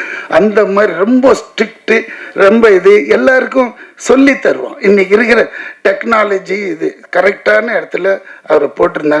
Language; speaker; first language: Tamil; native; Tamil